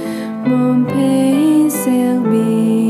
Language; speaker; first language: French; non-native, learner; Serbian